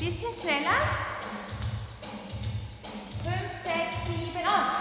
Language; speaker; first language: German; native; German